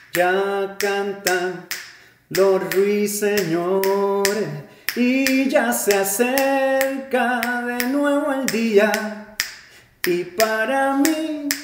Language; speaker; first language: Spanish; native; Spanish